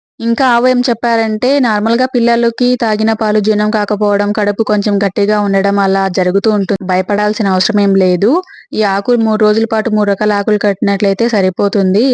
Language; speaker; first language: Telugu; non-native, local second language; Lambadi